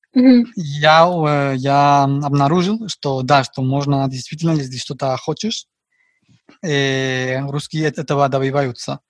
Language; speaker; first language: Russian; non-native, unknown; Spanish